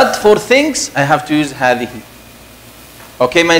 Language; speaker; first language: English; non-native, fluent; Arabic